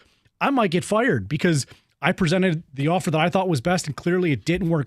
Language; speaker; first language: English; native; English